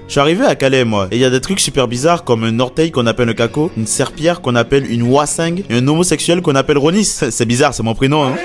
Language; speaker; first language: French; non-native, local second language; Fon